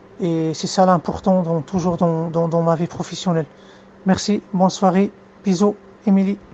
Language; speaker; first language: French; non-native, fluent; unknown